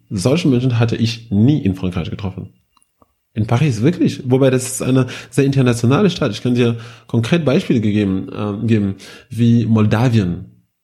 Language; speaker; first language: German; non-native, fluent; French